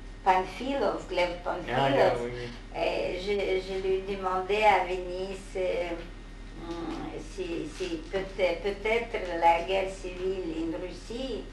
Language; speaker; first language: French; non-native, fluent; Hungarian